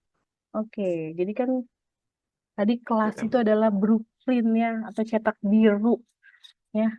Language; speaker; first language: Indonesian; native; Indonesian